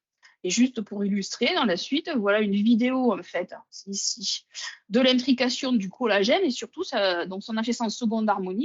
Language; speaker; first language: French; native; French